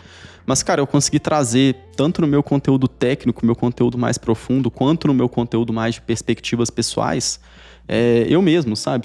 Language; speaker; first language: Portuguese; native; Portuguese